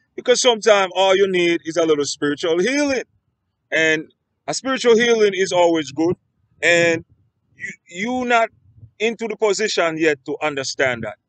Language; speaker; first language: English; native; English